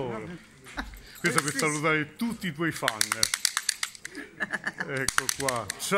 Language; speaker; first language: Italian; native; Italian